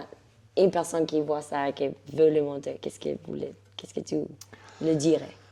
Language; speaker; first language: French; non-native, fluent; Spanish